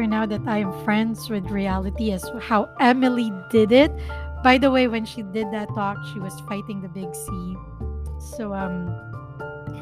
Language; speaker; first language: English; non-native, local second language; Filipino